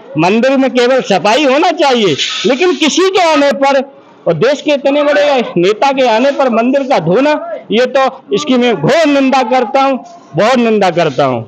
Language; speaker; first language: Hindi; native; Hindi